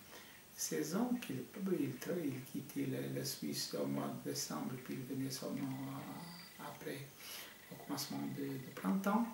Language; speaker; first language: French; non-native, fluent; Portuguese